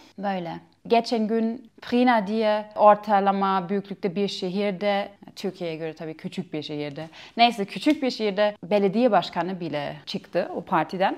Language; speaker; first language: Turkish; non-native, fluent; German